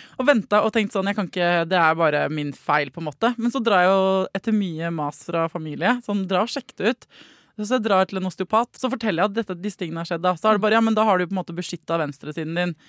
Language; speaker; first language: Norwegian; native; Norwegian